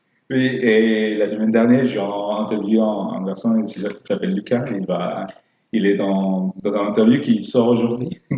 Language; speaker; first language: French; non-native, fluent; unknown